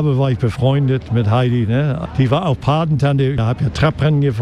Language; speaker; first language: German; native; German